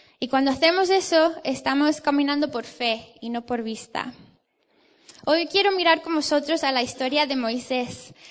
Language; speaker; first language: Spanish; non-native, fluent; English